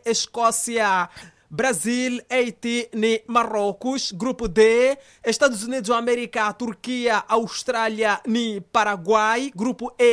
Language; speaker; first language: Portuguese; non-native, local second language; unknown